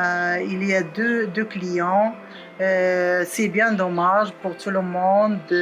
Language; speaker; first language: French; non-native, local second language; Arabic